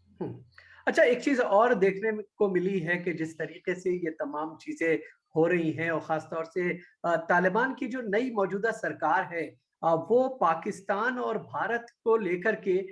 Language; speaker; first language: Hindi; native; Hindi